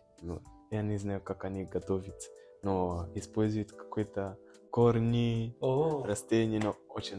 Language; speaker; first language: Russian; non-native, learner; Nyanja